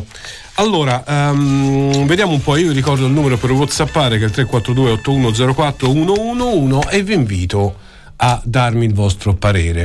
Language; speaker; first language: Italian; native; Italian